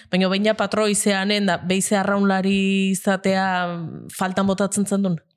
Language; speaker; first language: Basque; native; Basque